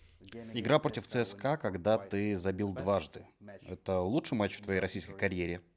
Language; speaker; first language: Russian; native; Russian